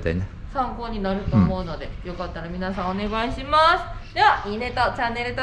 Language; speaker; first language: Japanese; native; Japanese